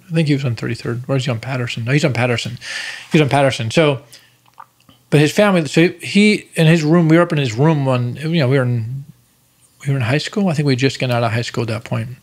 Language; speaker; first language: English; native; English